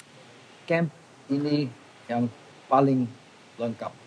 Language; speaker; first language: Indonesian; non-native, fluent; English